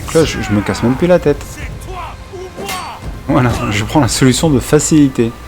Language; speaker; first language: French; native; French